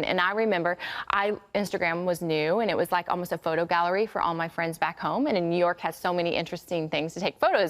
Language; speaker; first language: English; native; English